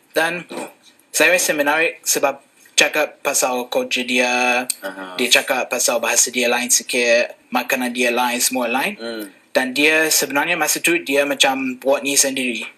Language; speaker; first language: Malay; non-native, fluent; English